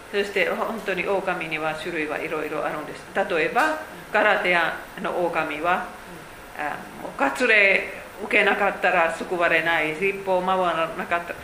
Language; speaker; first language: Japanese; non-native, fluent; Finnish